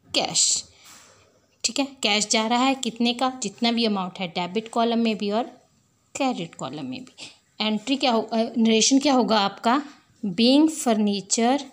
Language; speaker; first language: Hindi; non-native, local second language; Punjabi